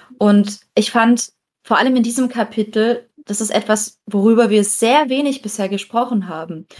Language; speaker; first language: German; native; German